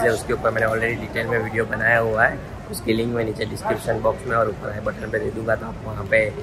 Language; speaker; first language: Hindi; non-native, local second language; Gujarati